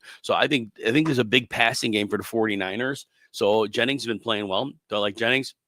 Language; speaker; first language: English; native; English